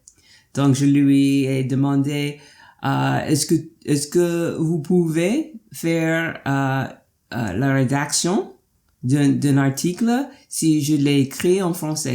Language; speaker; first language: French; non-native, fluent; English